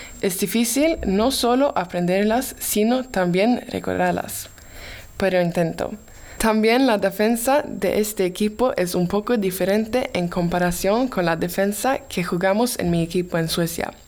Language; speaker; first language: Spanish; non-native, learner; Swedish